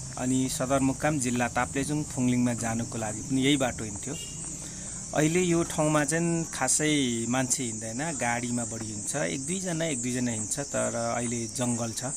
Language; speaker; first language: Nepali; non-native, local second language; Limbu